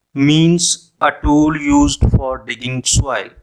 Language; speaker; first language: English; non-native, local second language; Punjabi